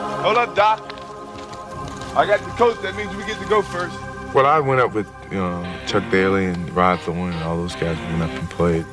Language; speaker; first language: English; native; English